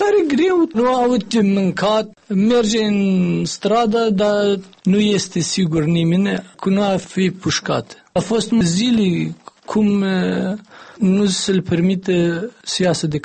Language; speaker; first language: Romanian; non-native, learner; Arabic